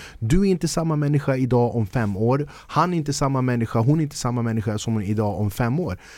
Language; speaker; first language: Swedish; early bilingual, other home language; Kurdish